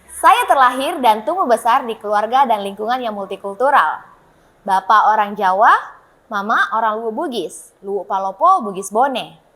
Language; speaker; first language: Indonesian; native; Indonesian